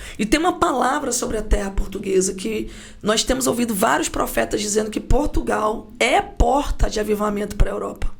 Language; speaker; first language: Portuguese; native; Portuguese